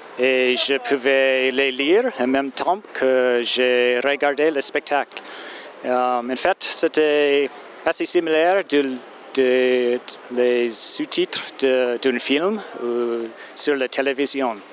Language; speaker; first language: French; non-native, fluent; English